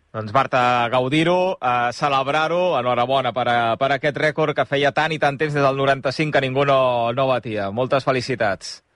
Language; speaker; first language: Catalan; native; Catalan